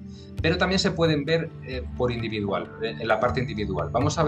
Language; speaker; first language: Spanish; native; Spanish